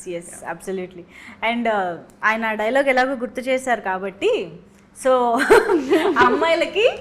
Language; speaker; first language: Telugu; native; Telugu